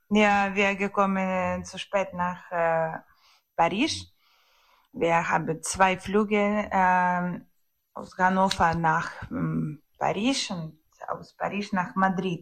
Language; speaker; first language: German; non-native, learner; Ukrainian